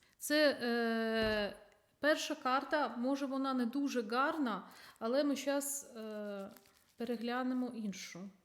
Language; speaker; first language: Ukrainian; non-native, local second language; Russian